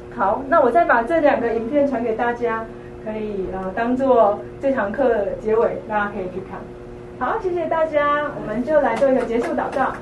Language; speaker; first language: Chinese; native; Chinese